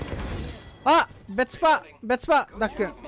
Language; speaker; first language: Japanese; non-native, learner; English